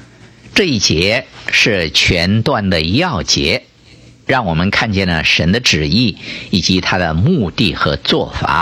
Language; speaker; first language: Chinese; native; Chinese